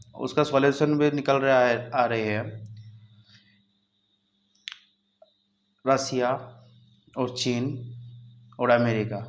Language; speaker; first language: Hindi; non-native, local second language; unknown